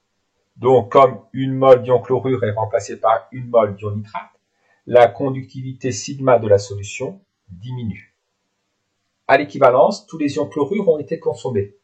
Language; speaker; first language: French; native; French